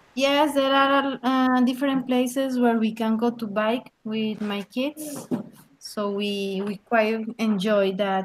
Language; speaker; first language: English; non-native, learner; Spanish